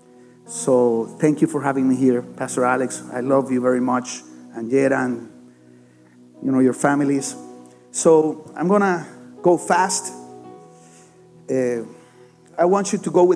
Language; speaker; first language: English; non-native, fluent; Spanish